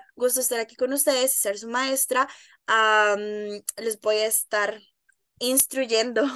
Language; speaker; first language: Spanish; native; Spanish